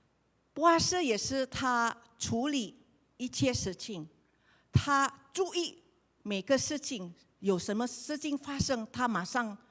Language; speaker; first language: Chinese; non-native, learner; Indonesian